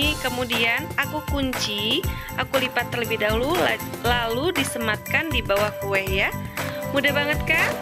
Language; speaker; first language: Indonesian; native; Indonesian